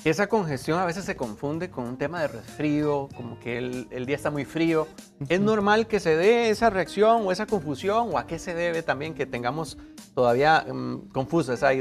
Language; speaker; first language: Spanish; native; Spanish